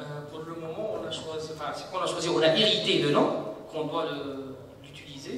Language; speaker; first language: French; non-native, local second language; Arabic